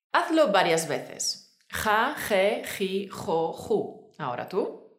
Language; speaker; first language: Spanish; native; Spanish